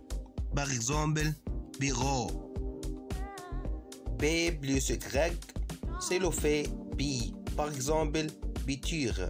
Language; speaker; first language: French; non-native, fluent; Arabic